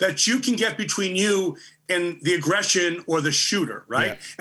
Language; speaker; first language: English; native; English